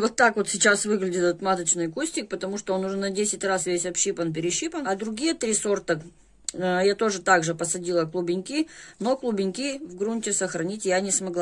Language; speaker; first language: Russian; native; Russian